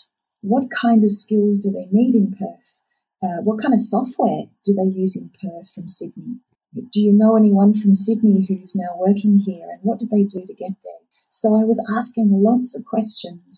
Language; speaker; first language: English; native; English